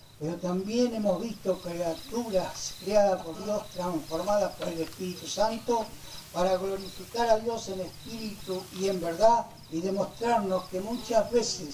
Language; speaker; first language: Spanish; native; Spanish